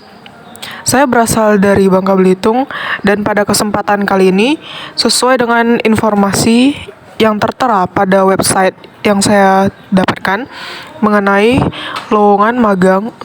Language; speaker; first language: Indonesian; native; Indonesian